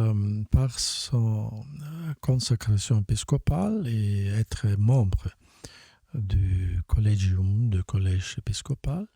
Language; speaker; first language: French; non-native, fluent; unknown